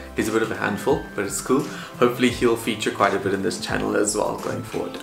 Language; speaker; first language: English; native; English